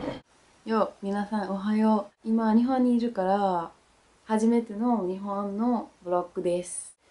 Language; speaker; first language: Japanese; non-native, learner; Danish